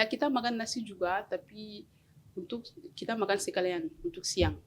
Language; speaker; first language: Indonesian; non-native, learner; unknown